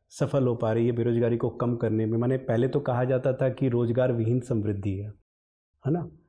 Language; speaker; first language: Hindi; native; Hindi